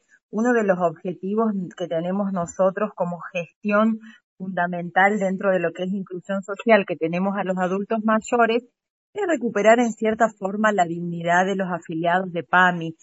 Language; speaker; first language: Spanish; native; Spanish